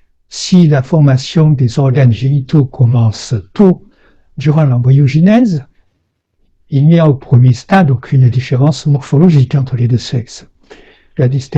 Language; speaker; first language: French; native; French